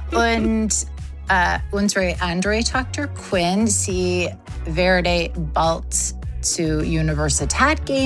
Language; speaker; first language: German; non-native, learner; English